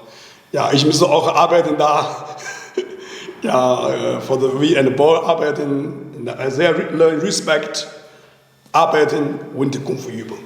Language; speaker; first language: German; non-native, learner; Chinese